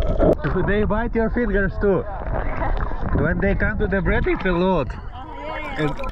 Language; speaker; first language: English; non-native, fluent; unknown